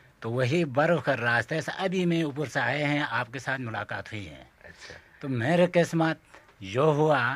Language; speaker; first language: Urdu; non-native, local second language; Balti